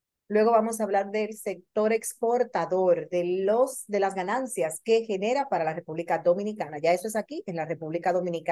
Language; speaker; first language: Spanish; native; Spanish